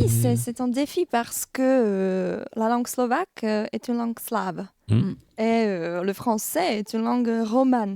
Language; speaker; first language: French; non-native, fluent; Slovak